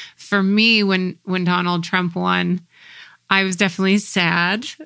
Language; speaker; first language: English; native; English